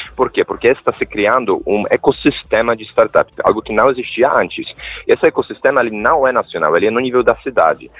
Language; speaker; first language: Portuguese; non-native, fluent; Polish